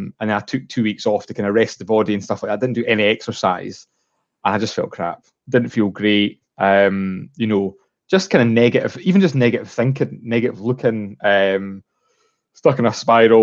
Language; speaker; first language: English; native; English